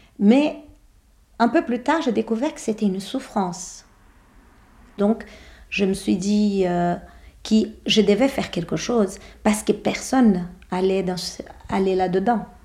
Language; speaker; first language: French; non-native, fluent; Portuguese